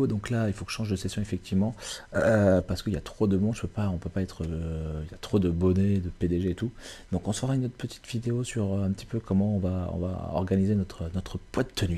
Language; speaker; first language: French; native; French